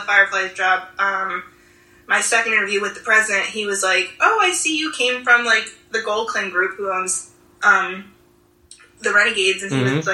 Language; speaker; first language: English; native; English